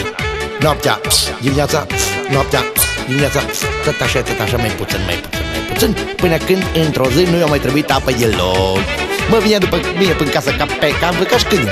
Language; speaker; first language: Romanian; native; Romanian